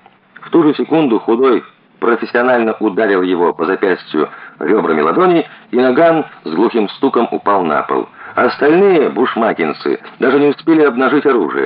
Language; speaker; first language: Russian; native; Russian